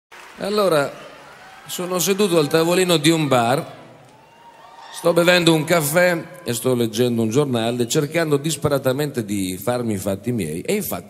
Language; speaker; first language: Italian; native; Italian